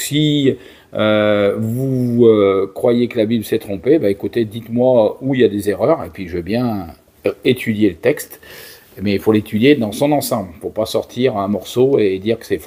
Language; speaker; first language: French; native; French